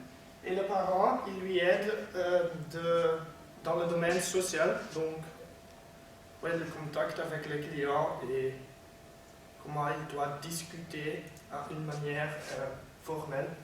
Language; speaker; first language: French; non-native, learner; Dutch